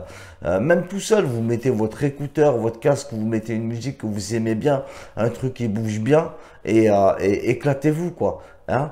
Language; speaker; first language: French; native; French